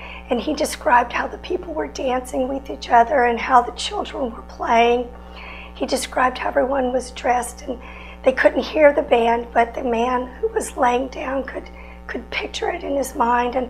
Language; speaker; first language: English; native; English